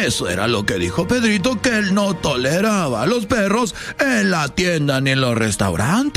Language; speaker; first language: Spanish; native; Spanish